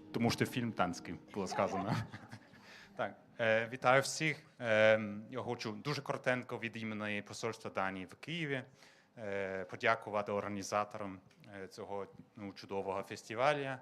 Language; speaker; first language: Ukrainian; non-native, fluent; Danish